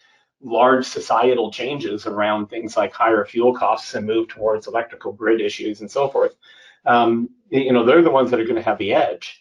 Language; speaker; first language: English; native; English